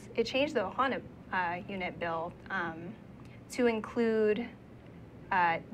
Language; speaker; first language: English; native; English